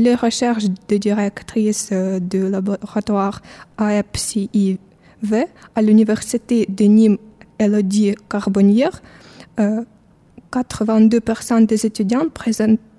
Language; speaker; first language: French; non-native, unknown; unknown